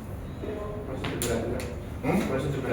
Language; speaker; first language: Spanish; native; Spanish